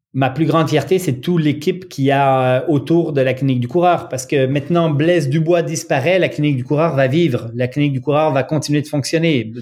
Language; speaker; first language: French; native; French